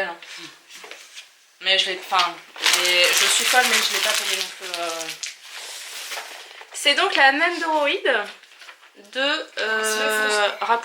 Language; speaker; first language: French; native; French